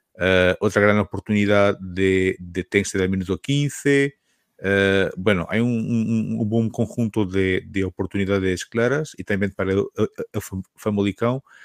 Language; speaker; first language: Spanish; non-native, fluent; Portuguese